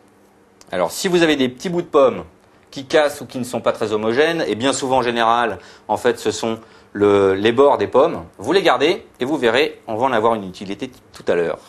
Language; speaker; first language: French; native; French